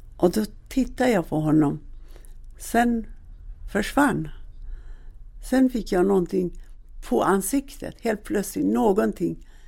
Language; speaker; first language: Swedish; non-native, fluent; Persian